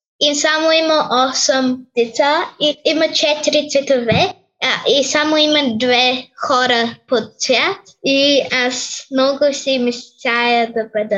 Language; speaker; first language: Bulgarian; early bilingual, heritage; Bulgarian